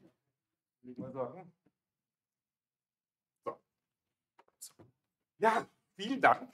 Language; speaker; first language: German; native; German